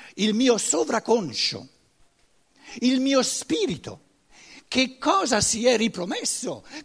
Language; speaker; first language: Italian; non-native, fluent; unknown